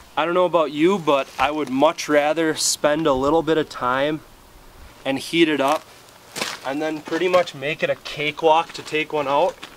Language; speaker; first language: English; native; English